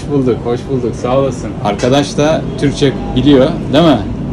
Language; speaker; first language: Turkish; native; Turkish